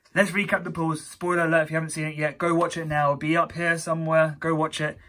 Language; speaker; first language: English; native; English